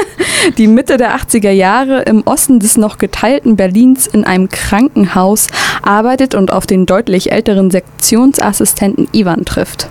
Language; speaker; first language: German; native; German